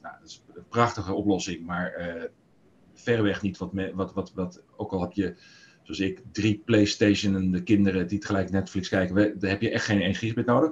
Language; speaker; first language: Dutch; native; Dutch